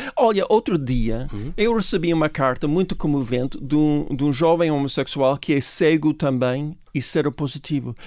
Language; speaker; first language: Portuguese; non-native, fluent; English